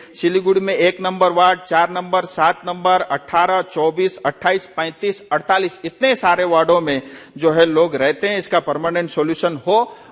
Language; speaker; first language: Hindi; non-native, local second language; Nepali